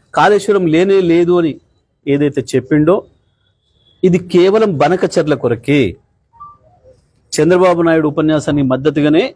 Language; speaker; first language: Telugu; native; Telugu